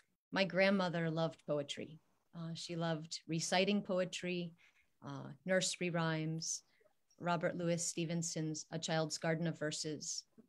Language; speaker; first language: English; native; English